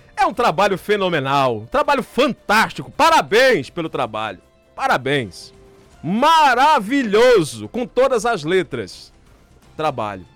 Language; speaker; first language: Portuguese; native; Portuguese